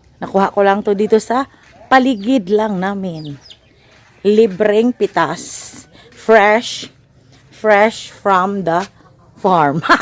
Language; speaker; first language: Filipino; non-native, local second language; Hiligaynon